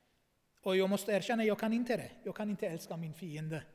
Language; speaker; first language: Swedish; non-native, fluent; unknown